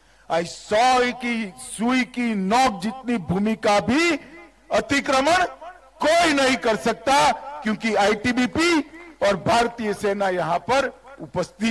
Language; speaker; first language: Hindi; non-native, local second language; Gujarati